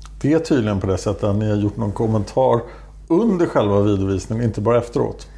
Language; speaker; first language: Swedish; native; Swedish